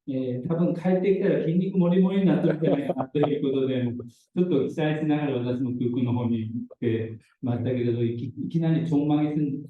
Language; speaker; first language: Japanese; native; Japanese